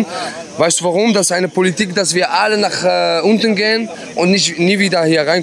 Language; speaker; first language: German; non-native, learner; Arabic